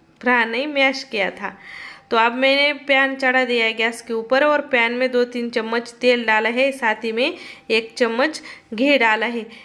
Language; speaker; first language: Hindi; non-native, local second language; Marathi